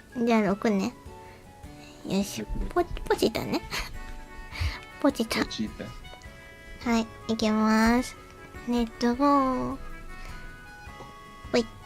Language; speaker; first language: Japanese; native; Japanese